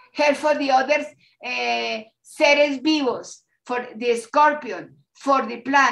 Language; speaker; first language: English; non-native, learner; Spanish